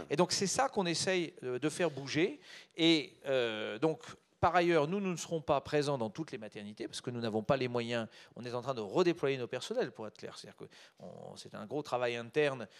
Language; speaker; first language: French; native; French